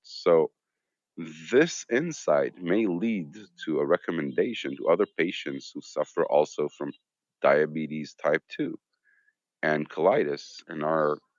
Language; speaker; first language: English; non-native, fluent; Hebrew